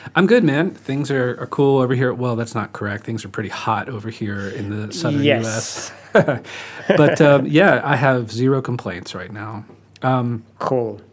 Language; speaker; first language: English; native; English